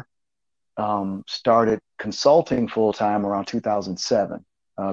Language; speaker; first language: English; native; English